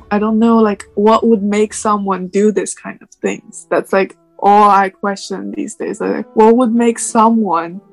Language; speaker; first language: English; non-native, fluent; Chinese